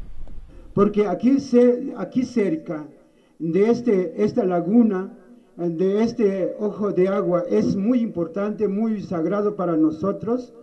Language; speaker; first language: Spanish; non-native, local second language; Tzeltal